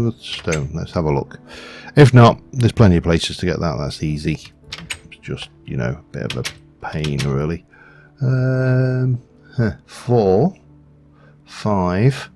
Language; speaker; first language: English; native; English